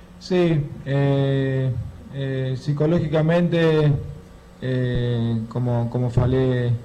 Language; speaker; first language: Portuguese; non-native, learner; Spanish